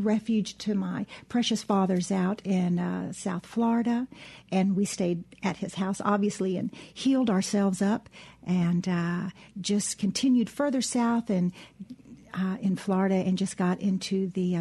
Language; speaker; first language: English; native; English